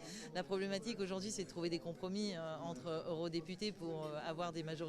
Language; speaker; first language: French; native; French